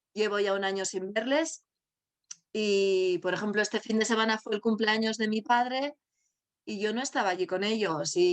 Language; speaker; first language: Spanish; non-native, local second language; Basque